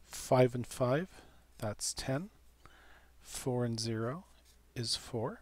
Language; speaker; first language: English; native; English